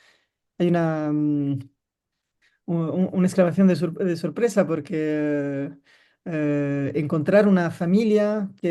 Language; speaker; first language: Spanish; non-native, fluent; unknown